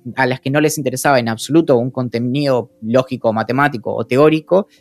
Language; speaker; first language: Spanish; native; Spanish